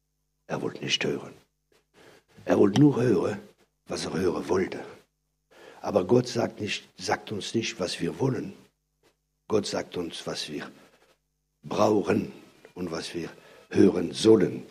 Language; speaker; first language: German; non-native, fluent; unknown